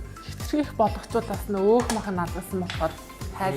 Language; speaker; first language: Mongolian; native; Mongolian